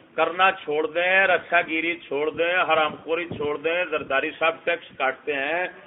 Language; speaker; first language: Urdu; non-native, local second language; Punjabi